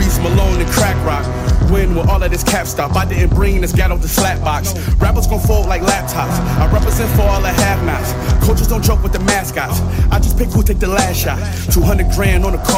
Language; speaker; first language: English; non-native, fluent; Italian